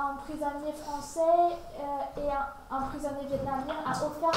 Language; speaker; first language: French; non-native, fluent; Vietnamese